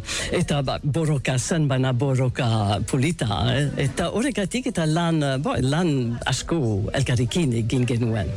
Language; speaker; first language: Basque; non-native, learner; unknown